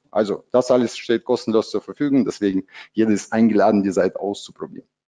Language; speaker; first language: German; non-native, fluent; Russian